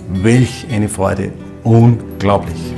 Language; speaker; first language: German; native; German